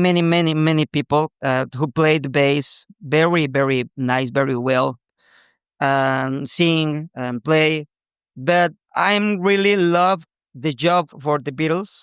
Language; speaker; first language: English; non-native, local second language; Spanish